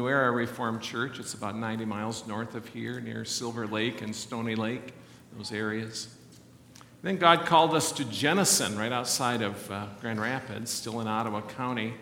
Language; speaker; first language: English; native; English